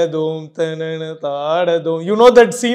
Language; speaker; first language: Tamil; native; Tamil